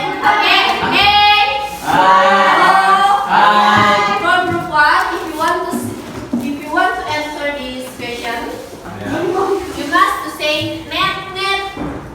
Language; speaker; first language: English; non-native, learner; Indonesian